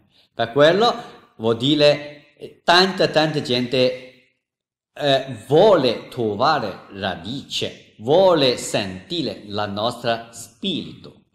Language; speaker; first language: Italian; non-native, learner; Chinese